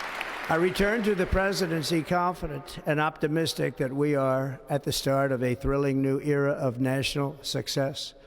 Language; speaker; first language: English; native; English